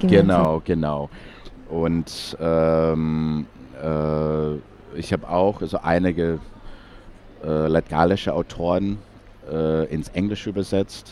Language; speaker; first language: German; non-native, fluent; English